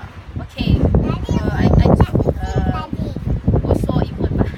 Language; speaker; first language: Chinese; non-native, learner; Indonesian